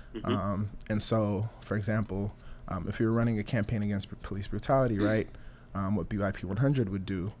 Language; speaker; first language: English; native; English